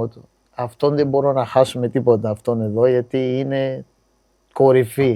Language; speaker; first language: Greek; non-native, fluent; Portuguese